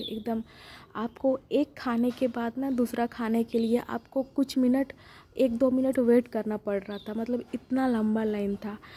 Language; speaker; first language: Hindi; non-native, local second language; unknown